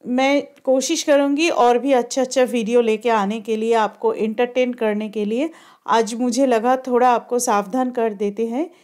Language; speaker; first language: Hindi; non-native, local second language; Bangla